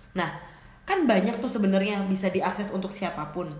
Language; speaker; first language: Indonesian; native; Indonesian